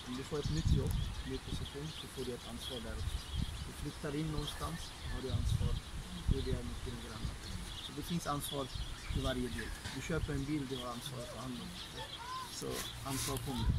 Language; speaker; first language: Swedish; non-native, fluent; Arabic